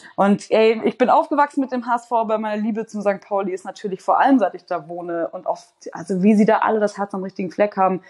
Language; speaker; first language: German; native; German